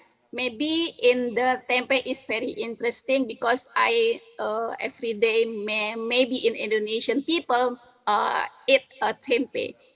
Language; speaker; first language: English; non-native, learner; Indonesian